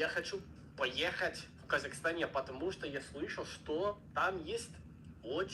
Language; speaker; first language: Russian; non-native, learner; English